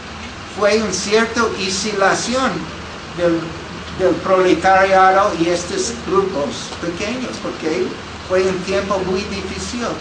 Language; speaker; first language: Spanish; non-native, fluent; English